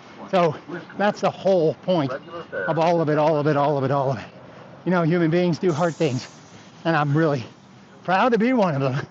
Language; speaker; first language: English; native; English